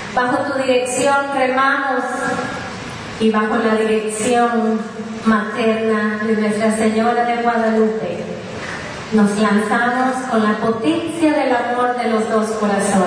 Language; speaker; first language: Spanish; native; Spanish